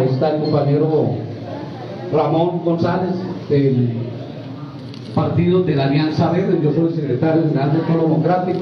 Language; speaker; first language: Spanish; native; Spanish